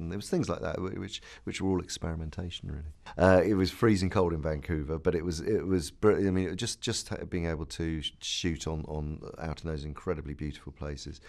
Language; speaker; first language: English; native; English